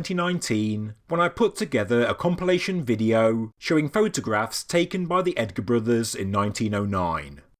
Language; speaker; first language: English; native; English